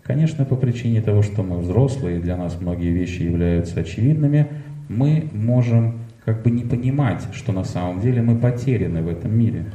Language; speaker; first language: Russian; native; Russian